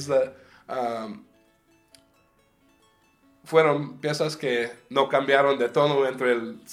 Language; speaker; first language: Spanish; early bilingual, heritage; Spanish